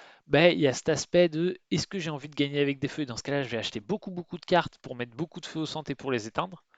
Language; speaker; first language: French; native; French